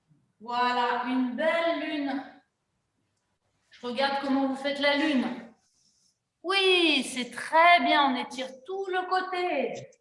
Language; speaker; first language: French; native; French